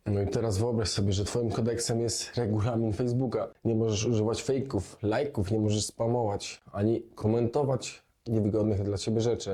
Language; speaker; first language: Polish; native; Polish